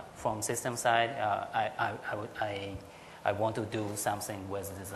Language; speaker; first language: English; non-native, learner; Japanese